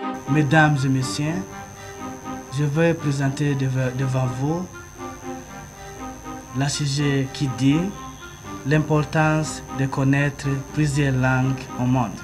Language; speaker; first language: French; non-native, learner; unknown